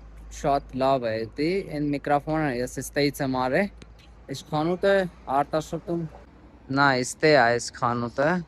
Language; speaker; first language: Armenian; non-native, learner; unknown